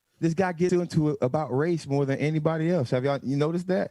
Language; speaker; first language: English; native; English